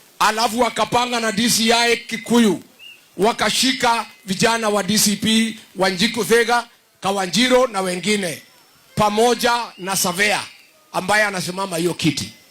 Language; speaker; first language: Swahili; non-native, local second language; Kikuyu